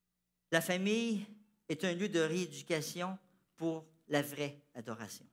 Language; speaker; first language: French; native; French